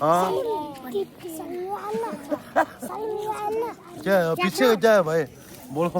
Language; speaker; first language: Hindi; non-native, local second language; Tibetan